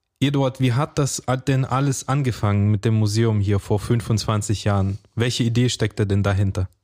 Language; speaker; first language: German; early bilingual, other home language; Russian